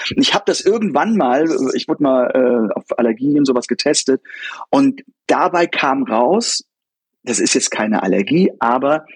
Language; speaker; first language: German; native; German